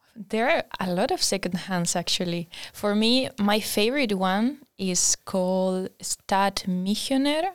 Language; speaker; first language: English; non-native, fluent; Spanish